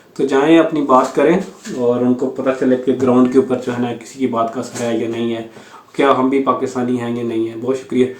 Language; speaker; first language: Urdu; non-native, local second language; Punjabi